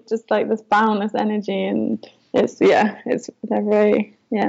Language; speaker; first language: English; native; English